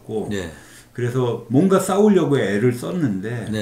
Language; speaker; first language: Korean; native; Korean